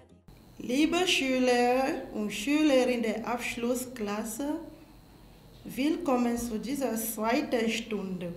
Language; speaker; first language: German; non-native, fluent; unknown